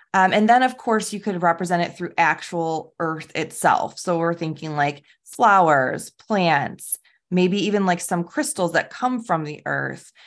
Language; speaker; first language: English; native; English